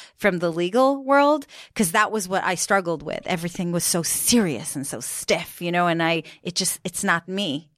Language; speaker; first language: English; non-native, fluent; Hebrew